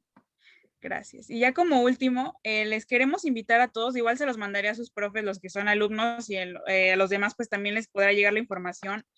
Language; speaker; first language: Spanish; native; Spanish